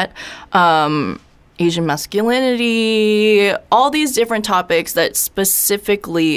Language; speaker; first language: English; native; English